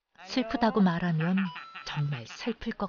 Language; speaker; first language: Korean; native; Korean